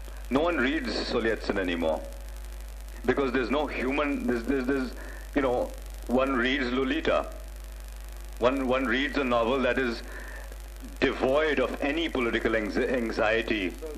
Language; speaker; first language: English; early bilingual, other home language; Urdu